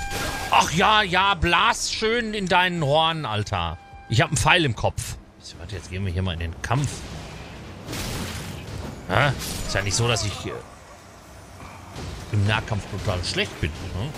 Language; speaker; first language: German; native; German